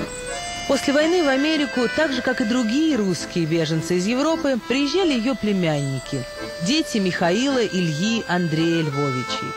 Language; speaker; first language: Russian; native; Russian